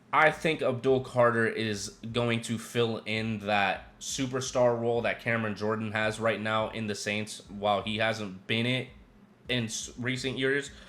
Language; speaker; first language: English; native; English